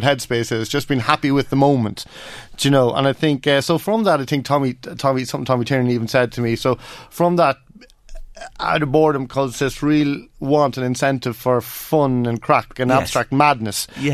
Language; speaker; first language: English; native; English